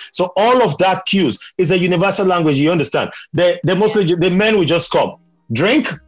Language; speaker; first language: English; non-native, local second language; Nigerian Pidgin